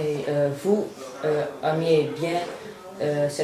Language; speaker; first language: French; non-native, learner; Dutch